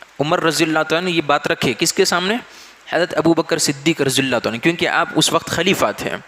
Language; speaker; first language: Urdu; native; Urdu